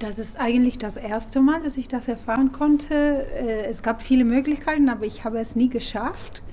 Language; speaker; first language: German; non-native, fluent; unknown